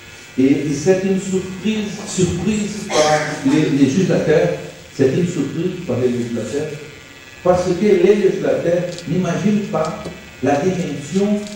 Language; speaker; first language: French; non-native, learner; Portuguese